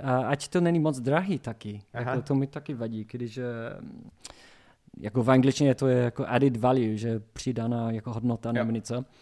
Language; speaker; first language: Czech; non-native, learner; English